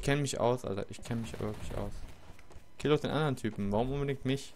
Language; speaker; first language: German; native; German